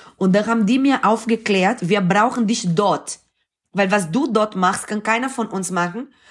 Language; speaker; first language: German; non-native, fluent; Portuguese